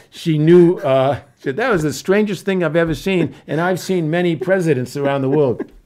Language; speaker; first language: English; early bilingual, other home language; Romanian